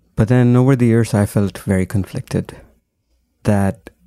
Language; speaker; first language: English; non-native, local second language; Hindi